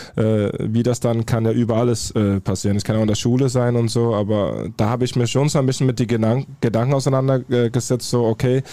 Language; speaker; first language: German; non-native, fluent; Danish